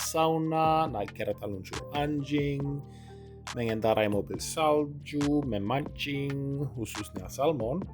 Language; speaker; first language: Indonesian; non-native, fluent; Norwegian